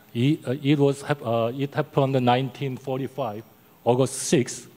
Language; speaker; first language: English; non-native, learner; Korean